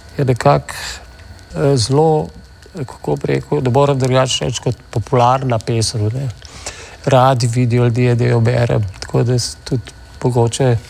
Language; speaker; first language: Slovenian; native; Slovenian